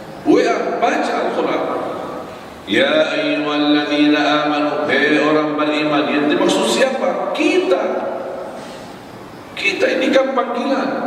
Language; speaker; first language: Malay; non-native, fluent; Arabic